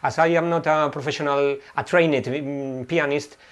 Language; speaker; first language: English; non-native, fluent; Spanish